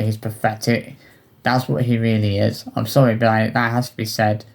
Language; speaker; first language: English; native; English